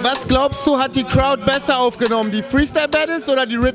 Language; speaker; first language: German; native; German